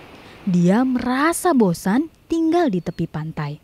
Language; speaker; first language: Indonesian; native; Indonesian